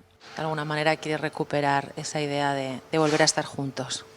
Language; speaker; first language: Spanish; native; Spanish